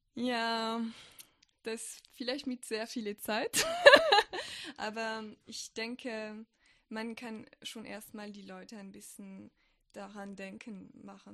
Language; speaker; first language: German; non-native, fluent; French